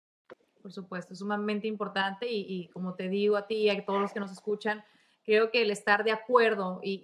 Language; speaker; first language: Spanish; native; Spanish